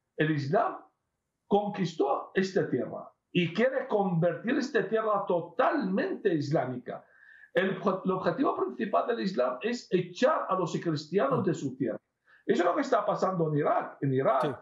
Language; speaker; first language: Spanish; non-native, fluent; Arabic